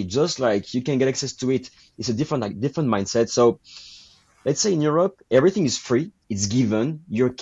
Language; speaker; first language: English; non-native, fluent; French